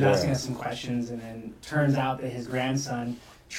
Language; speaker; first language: English; native; English